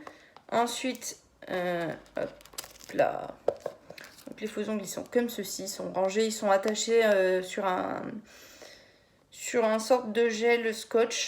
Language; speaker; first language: French; native; French